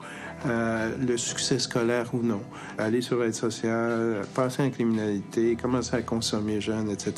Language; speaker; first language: French; native; French